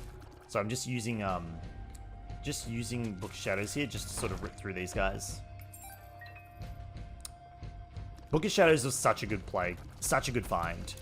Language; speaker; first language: English; native; English